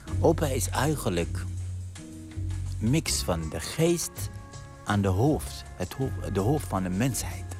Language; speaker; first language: Dutch; non-native, fluent; Arabic